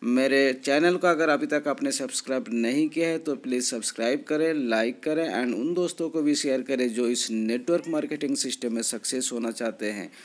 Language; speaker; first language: Hindi; native; Hindi